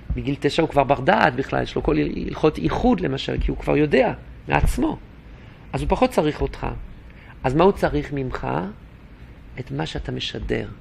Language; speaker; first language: Hebrew; non-native, fluent; French